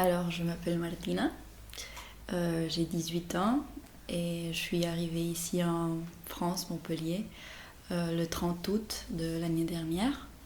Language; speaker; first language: French; non-native, fluent; Spanish